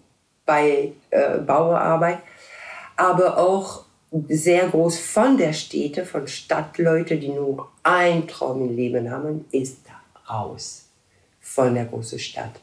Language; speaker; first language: German; non-native, learner; French